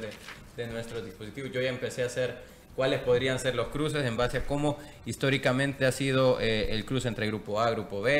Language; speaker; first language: Spanish; native; Spanish